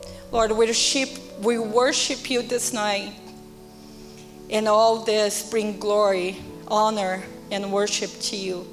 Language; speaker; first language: English; non-native, fluent; Portuguese